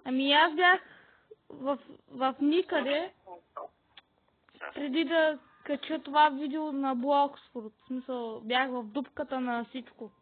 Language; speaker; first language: Bulgarian; native; Bulgarian